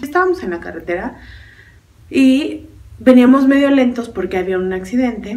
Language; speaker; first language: Spanish; native; Spanish